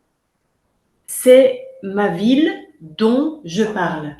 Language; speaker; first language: French; native; French